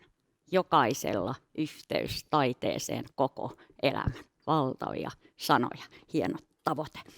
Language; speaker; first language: Finnish; native; Finnish